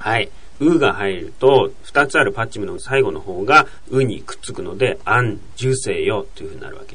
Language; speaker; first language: Japanese; native; Japanese